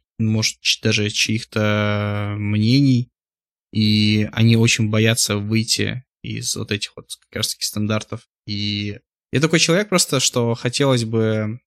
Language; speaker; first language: Russian; native; Russian